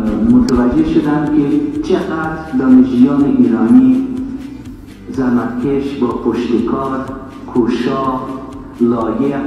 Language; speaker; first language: Persian; non-native, fluent; Russian